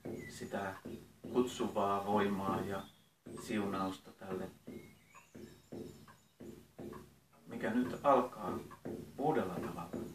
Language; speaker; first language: Finnish; native; Finnish